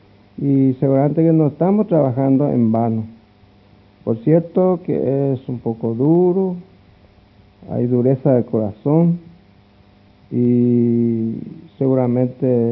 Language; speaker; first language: Spanish; non-native, local second language; Guarani